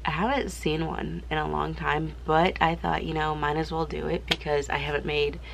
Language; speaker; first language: English; native; English